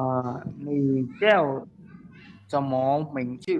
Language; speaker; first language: Chinese; non-native, learner; Khmer